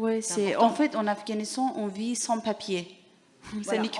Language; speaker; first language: French; non-native, learner; Persian